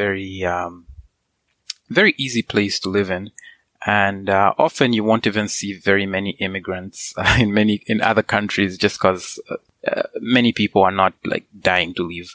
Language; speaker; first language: English; non-native, local second language; Nyanja